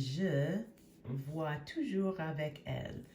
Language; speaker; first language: French; non-native, fluent; English